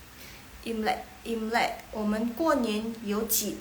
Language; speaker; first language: Chinese; non-native, fluent; Indonesian